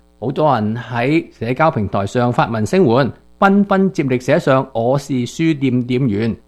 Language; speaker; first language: Chinese; non-native, local second language; Cantonese